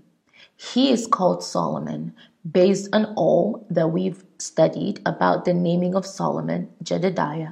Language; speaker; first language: English; non-native, local second language; Igbo